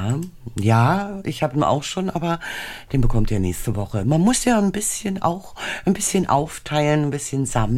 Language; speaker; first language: German; native; German